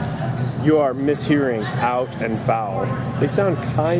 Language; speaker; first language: English; native; English